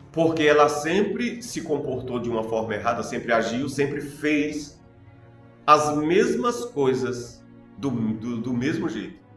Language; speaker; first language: Portuguese; native; Portuguese